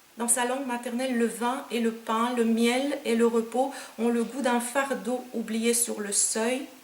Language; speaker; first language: French; non-native, fluent; Romanian